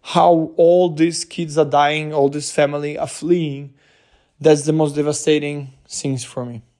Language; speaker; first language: English; non-native, fluent; Ukrainian